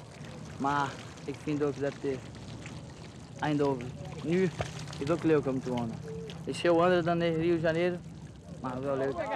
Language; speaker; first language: Dutch; non-native, learner; Portuguese